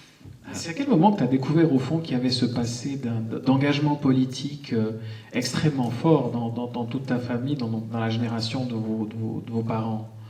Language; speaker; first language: French; native; French